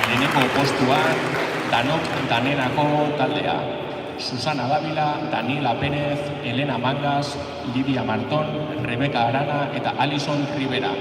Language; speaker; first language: Basque; native; Basque